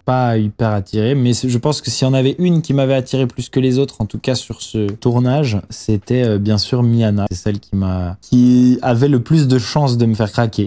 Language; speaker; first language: French; native; French